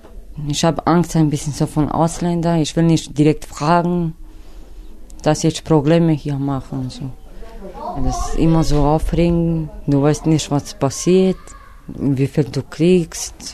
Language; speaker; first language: German; non-native, learner; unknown